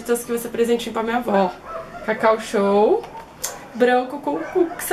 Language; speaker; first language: Portuguese; native; Portuguese